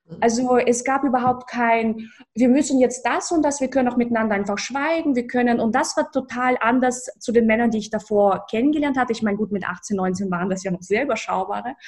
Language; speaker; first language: German; early bilingual, other home language; Russian